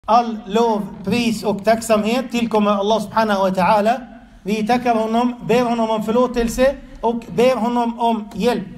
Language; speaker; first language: Swedish; non-native, fluent; Arabic